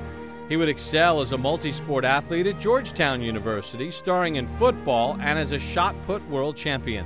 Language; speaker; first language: English; native; English